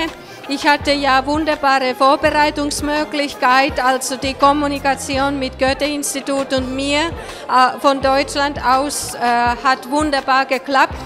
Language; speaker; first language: German; non-native, fluent; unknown